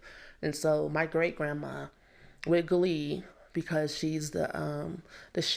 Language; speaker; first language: English; native; English